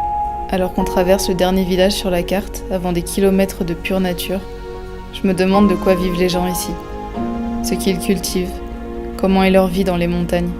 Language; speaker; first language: French; native; French